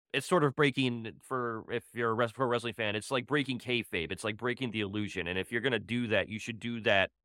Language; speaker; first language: English; native; English